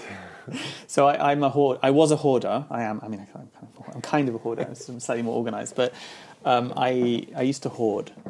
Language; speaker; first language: English; native; English